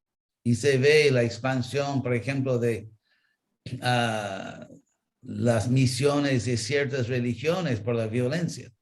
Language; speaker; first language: Spanish; non-native, fluent; English